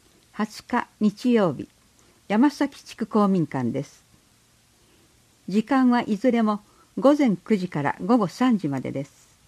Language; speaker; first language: Japanese; native; Japanese